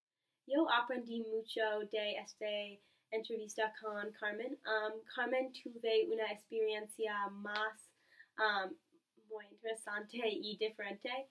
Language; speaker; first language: Spanish; non-native, learner; English